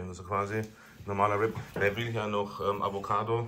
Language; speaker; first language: German; native; German